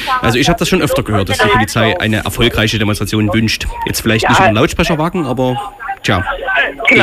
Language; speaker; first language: German; native; German